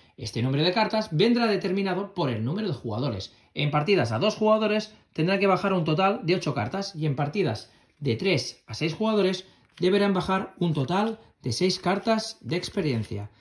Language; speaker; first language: Spanish; native; Spanish